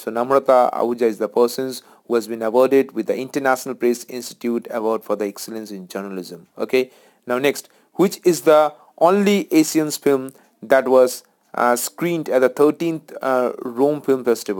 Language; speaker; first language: English; non-native, local second language; Bangla